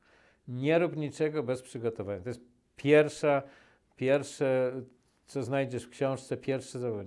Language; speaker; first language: Polish; native; Polish